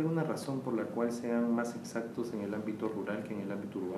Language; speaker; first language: Spanish; native; Spanish